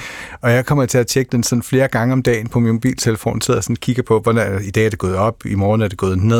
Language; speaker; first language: Danish; native; Danish